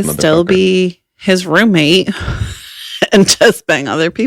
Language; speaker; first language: English; native; English